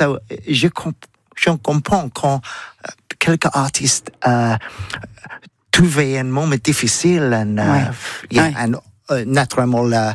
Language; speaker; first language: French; non-native, learner; English